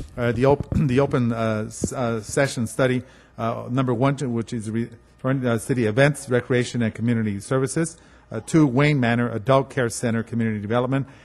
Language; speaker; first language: English; early bilingual, other home language; Spanish